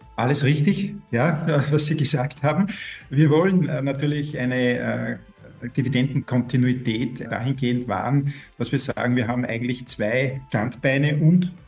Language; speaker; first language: German; native; German